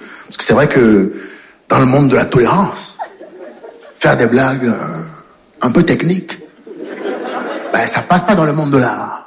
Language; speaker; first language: French; native; French